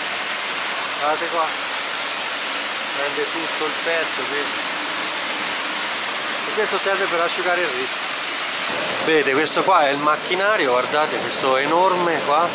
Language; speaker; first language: Italian; native; Italian